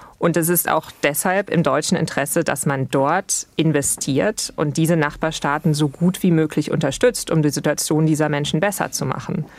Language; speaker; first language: German; native; German